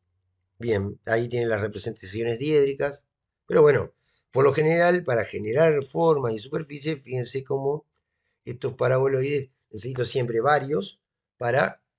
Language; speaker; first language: Spanish; native; Spanish